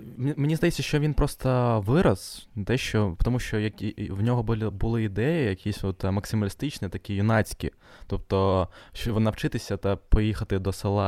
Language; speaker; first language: Ukrainian; non-native, local second language; Russian